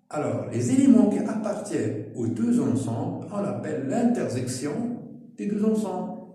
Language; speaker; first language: French; non-native, local second language; Arabic